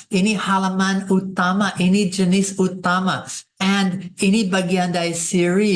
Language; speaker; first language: Indonesian; non-native, fluent; English